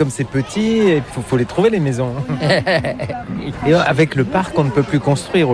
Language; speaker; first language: French; native; French